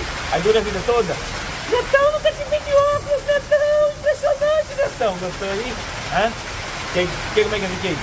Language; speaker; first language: Portuguese; native; Portuguese